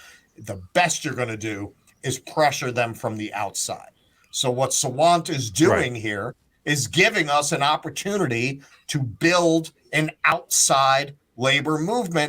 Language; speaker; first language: English; native; English